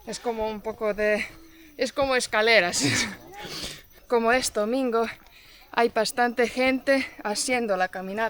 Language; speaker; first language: Spanish; non-native, fluent; Portuguese